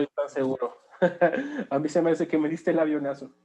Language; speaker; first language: Spanish; native; Spanish